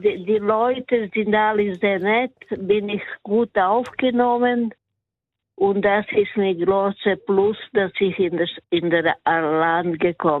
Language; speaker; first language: German; non-native, learner; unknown